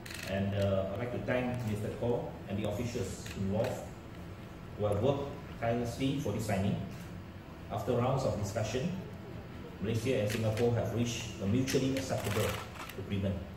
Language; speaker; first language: English; non-native, local second language; Chinese